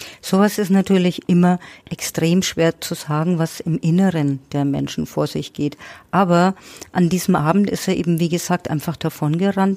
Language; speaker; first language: German; native; German